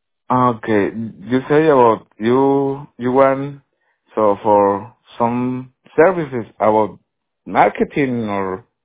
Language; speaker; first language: English; non-native, learner; Spanish